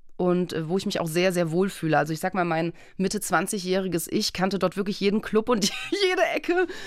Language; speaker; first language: German; early bilingual, other home language; Polish